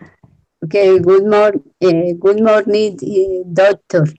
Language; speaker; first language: English; non-native, learner; Spanish